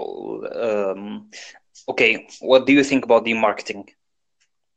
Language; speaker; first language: English; non-native, fluent; Arabic